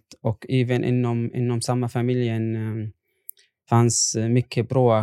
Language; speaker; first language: Swedish; non-native, fluent; Arabic